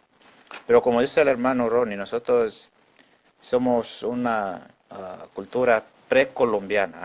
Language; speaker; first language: Spanish; non-native, local second language; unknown